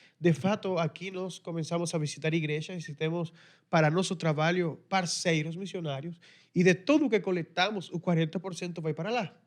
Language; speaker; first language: Portuguese; non-native, fluent; Spanish